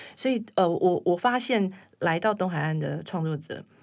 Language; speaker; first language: Chinese; native; Chinese